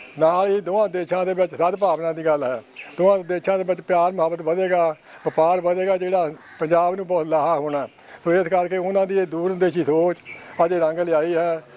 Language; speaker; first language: Punjabi; native; Punjabi